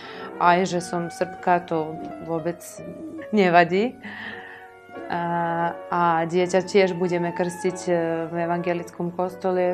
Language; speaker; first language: Slovak; non-native, local second language; Serbian